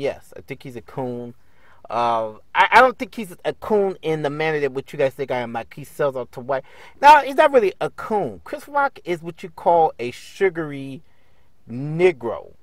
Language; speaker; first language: English; native; English